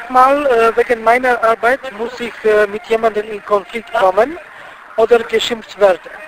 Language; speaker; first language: German; non-native, fluent; Bulgarian